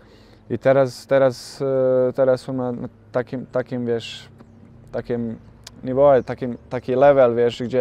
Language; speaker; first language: Polish; non-native, learner; Bosnian